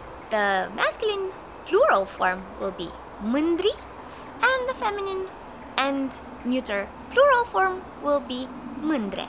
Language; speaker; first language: English; non-native, fluent; Romanian